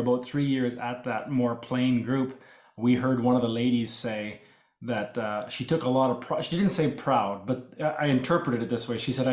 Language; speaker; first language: English; native; English